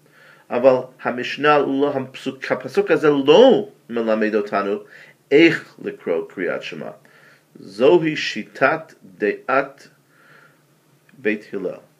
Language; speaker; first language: Hebrew; non-native, fluent; English